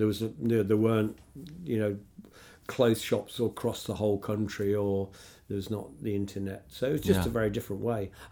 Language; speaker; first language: English; native; English